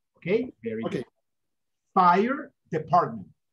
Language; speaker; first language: English; non-native, fluent; Spanish